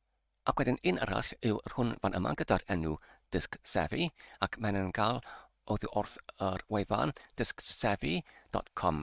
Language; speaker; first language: Welsh; non-native, learner; English